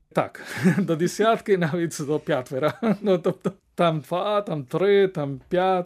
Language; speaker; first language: Ukrainian; non-native, fluent; Spanish